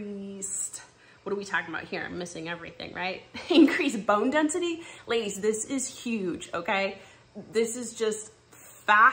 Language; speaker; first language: English; native; English